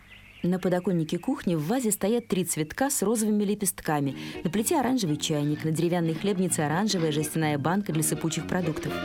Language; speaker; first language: Russian; native; Russian